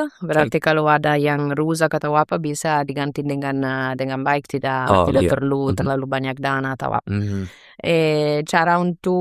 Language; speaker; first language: Indonesian; non-native, fluent; Italian